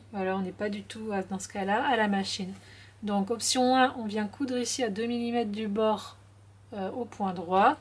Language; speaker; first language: French; native; French